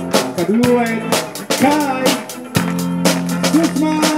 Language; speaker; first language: Hebrew; native; Hebrew